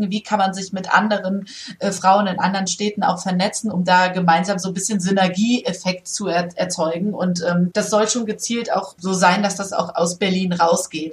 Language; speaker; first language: German; native; German